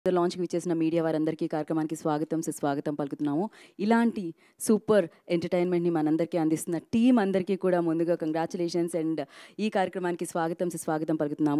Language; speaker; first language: Telugu; native; Telugu